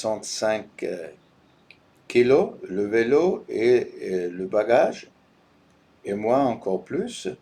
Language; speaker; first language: French; non-native, fluent; German